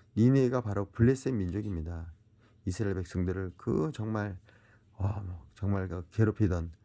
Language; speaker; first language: Korean; native; Korean